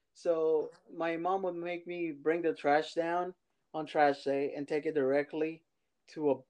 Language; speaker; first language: English; early bilingual, other home language; Spanish